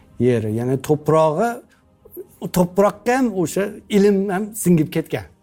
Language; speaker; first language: Uzbek; non-native, fluent; English